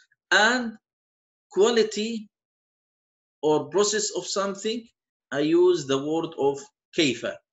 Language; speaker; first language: English; non-native, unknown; Arabic